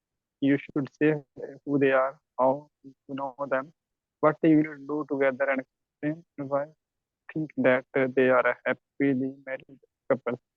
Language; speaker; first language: English; non-native, learner; Urdu